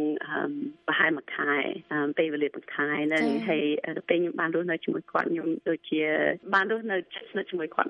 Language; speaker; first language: Khmer; early bilingual, heritage; Khmer